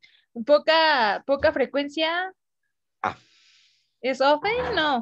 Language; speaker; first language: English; non-native, learner; Spanish